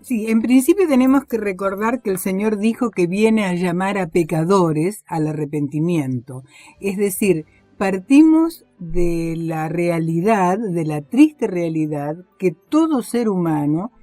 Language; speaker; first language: Spanish; native; Spanish